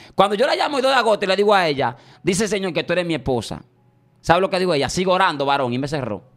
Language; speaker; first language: Spanish; native; Spanish